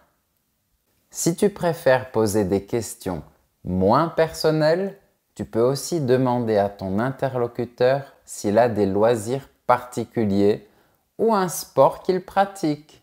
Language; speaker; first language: French; native; French